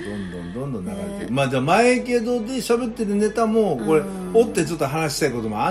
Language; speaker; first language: Japanese; native; Japanese